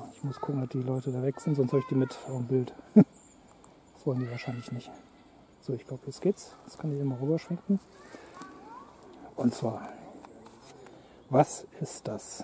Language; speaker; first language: German; native; German